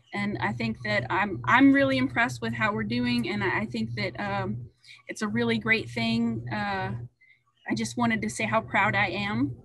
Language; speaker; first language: English; native; English